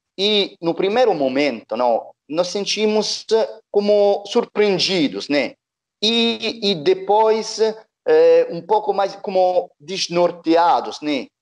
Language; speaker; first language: Portuguese; non-native, fluent; Italian